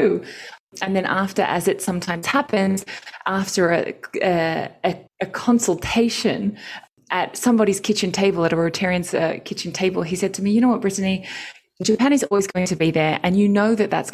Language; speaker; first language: English; native; English